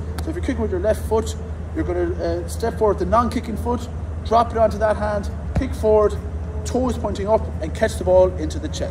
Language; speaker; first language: English; native; English